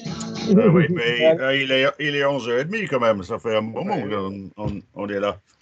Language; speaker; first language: French; non-native, fluent; English